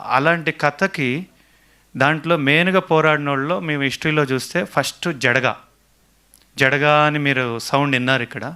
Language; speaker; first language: Telugu; native; Telugu